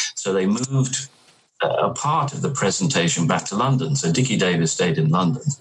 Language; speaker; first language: English; native; English